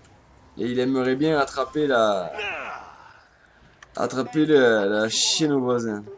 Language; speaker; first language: French; native; French